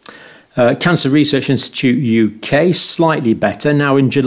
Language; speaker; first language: English; native; English